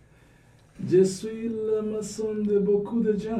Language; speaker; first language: French; non-native, learner; Spanish